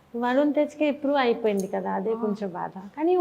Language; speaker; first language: Telugu; non-native, learner; Bangla